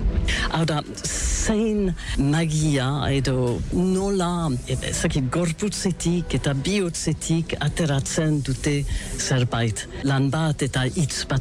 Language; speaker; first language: Basque; non-native, learner; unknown